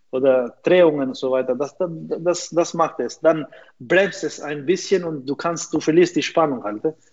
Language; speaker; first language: German; non-native, fluent; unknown